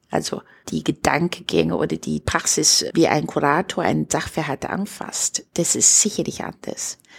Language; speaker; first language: German; non-native, fluent; Chinese